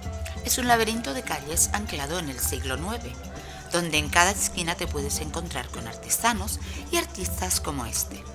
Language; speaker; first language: Spanish; native; Spanish